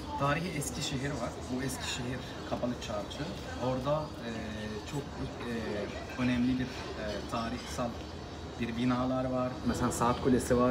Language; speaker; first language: Turkish; non-native, learner; Arabic